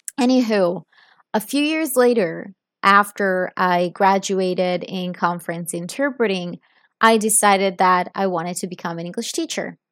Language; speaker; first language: English; non-native, fluent; Italian